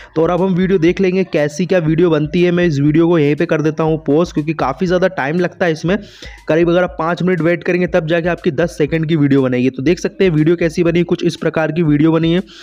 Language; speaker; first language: Hindi; native; Hindi